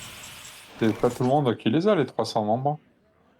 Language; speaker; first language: French; native; French